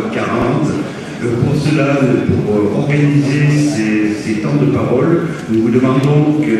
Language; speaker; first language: French; native; French